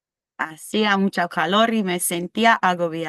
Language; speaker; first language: Spanish; non-native, learner; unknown